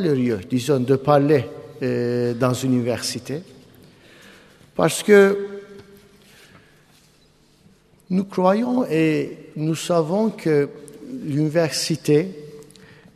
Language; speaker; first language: French; non-native, fluent; Turkish